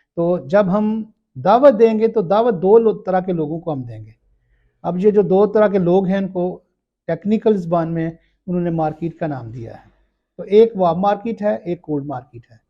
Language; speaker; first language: Urdu; non-native, local second language; Punjabi